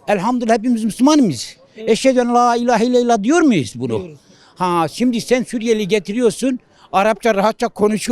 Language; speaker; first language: Turkish; non-native, local second language; Kurdish